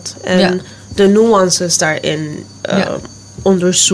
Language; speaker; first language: Dutch; non-native, local second language; Papiamento